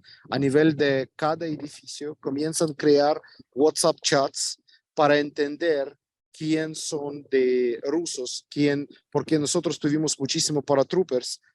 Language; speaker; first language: Spanish; non-native, fluent; Ukrainian